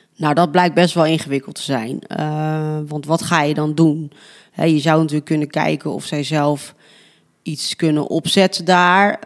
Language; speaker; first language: Dutch; early bilingual, other home language; Spanish